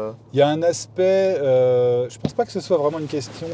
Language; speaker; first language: French; native; French